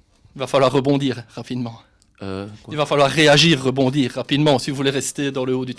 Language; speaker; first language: French; native; French